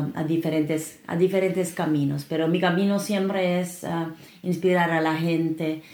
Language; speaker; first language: Spanish; non-native, fluent; Finnish